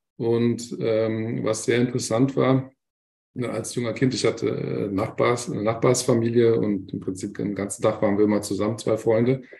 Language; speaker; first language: German; early bilingual, other home language; Turkish